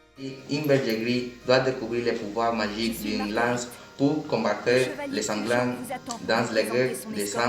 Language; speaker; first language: French; non-native, learner; Spanish